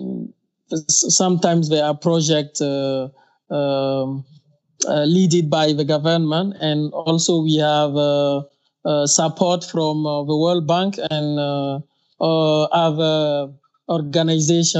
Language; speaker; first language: English; non-native, fluent; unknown